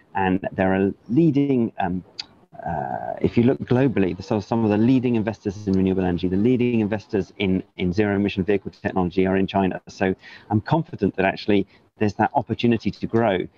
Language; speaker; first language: English; native; English